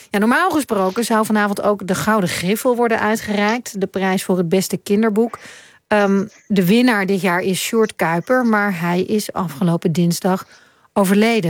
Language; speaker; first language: Dutch; native; Dutch